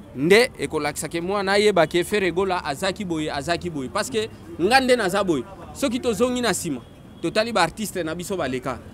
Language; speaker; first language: Lingala; native; Lingala